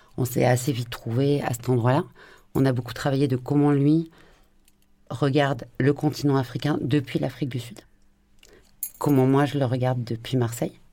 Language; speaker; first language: French; native; French